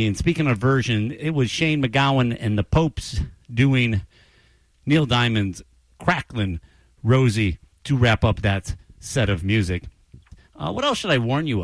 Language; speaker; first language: English; native; English